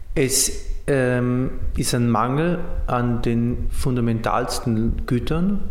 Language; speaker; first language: German; native; German